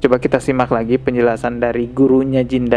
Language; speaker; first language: Indonesian; native; Indonesian